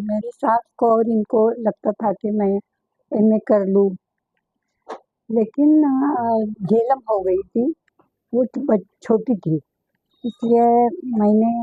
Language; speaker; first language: Hindi; non-native, local second language; Marathi